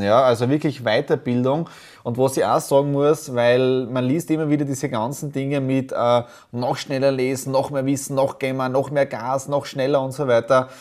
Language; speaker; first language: German; native; German